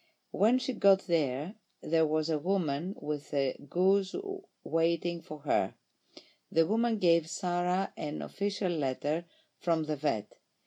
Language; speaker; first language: English; non-native, fluent; Greek